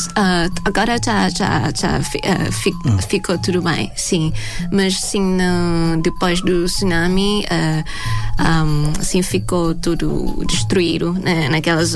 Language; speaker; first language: Portuguese; non-native, fluent; Thai